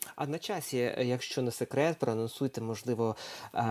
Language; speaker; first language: Ukrainian; native; Ukrainian